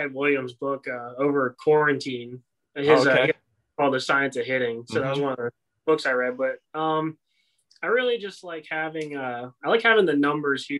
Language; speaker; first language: English; native; English